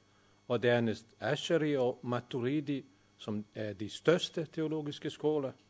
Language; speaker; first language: Danish; non-native, fluent; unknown